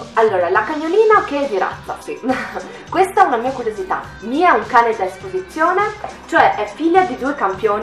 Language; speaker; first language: Italian; native; Italian